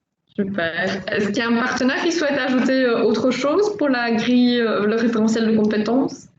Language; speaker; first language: French; native; French